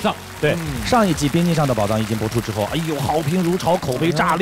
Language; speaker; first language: Chinese; native; Chinese